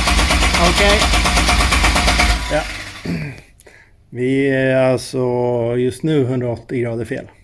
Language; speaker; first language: Swedish; native; Swedish